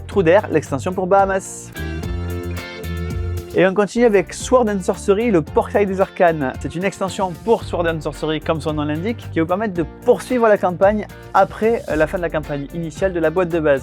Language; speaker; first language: French; native; French